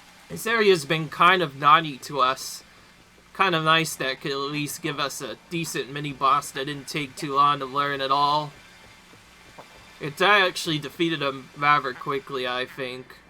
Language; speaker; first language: English; native; English